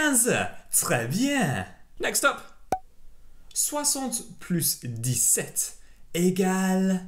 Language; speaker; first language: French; non-native, fluent; English